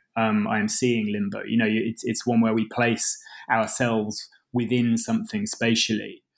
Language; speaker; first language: English; native; English